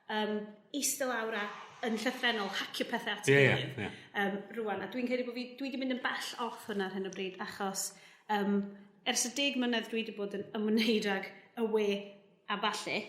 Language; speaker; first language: Welsh; native; Welsh